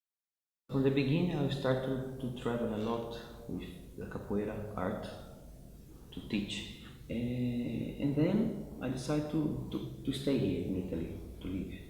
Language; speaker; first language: English; non-native, fluent; Portuguese